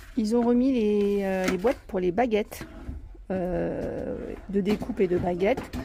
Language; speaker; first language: French; native; French